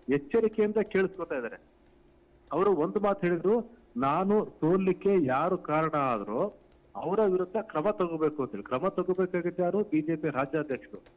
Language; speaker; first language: Kannada; native; Kannada